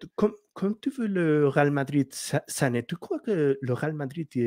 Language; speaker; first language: French; non-native, learner; Spanish